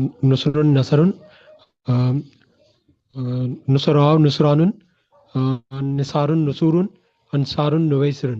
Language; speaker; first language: Arabic; non-native, learner; Urdu